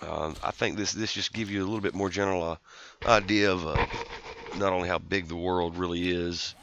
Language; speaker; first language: English; native; English